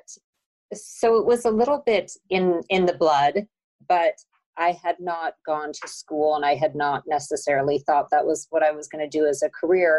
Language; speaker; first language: English; native; English